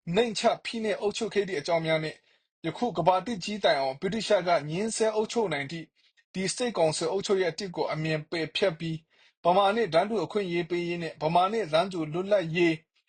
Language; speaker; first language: Burmese; non-native, local second language; Kachin